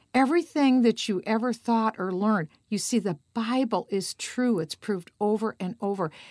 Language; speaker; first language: English; native; English